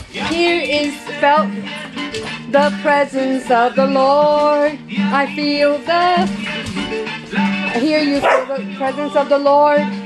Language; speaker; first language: English; native; English